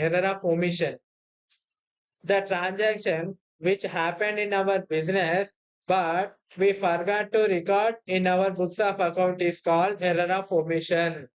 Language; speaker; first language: English; non-native, local second language; Telugu